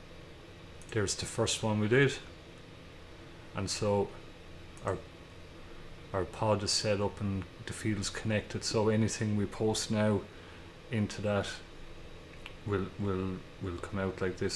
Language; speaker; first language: English; native; English